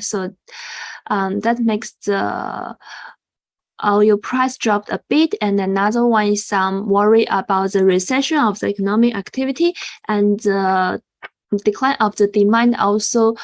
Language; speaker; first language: English; non-native, fluent; Chinese